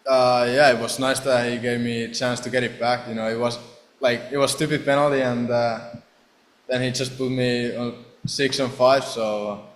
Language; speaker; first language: English; non-native, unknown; Finnish